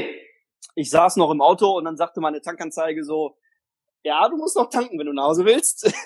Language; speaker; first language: German; early bilingual, other home language; Polish